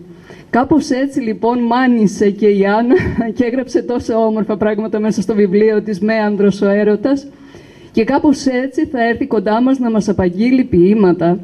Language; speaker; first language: Greek; native; Greek